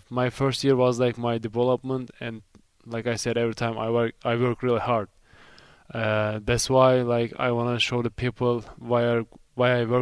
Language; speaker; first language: English; non-native, fluent; Turkish